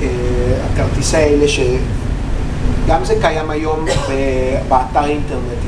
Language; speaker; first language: Hebrew; non-native, learner; English